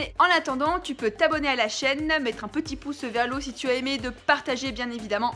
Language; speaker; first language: French; native; French